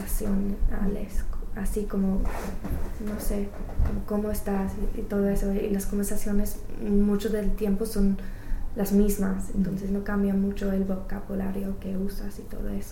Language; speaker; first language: Spanish; non-native, learner; English